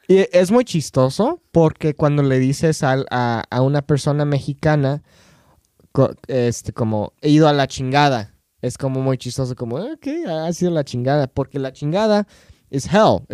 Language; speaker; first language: Spanish; non-native, fluent; English